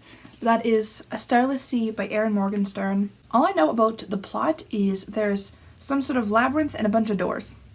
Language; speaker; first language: English; native; English